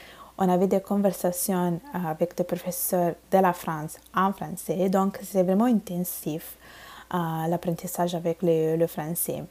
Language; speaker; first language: French; non-native, fluent; Bangla